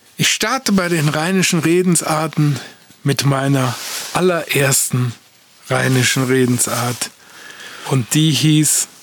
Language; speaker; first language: German; native; German